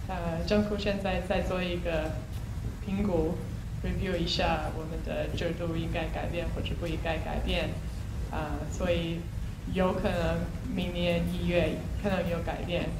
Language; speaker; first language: Chinese; non-native, fluent; English